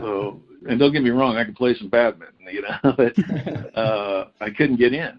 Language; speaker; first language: English; native; English